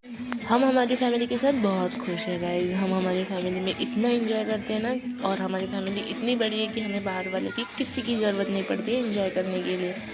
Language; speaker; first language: Hindi; native; Hindi